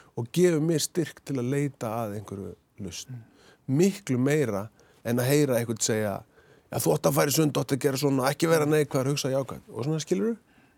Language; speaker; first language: Icelandic; native; Icelandic